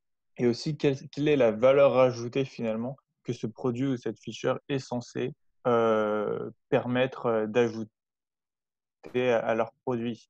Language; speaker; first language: French; native; French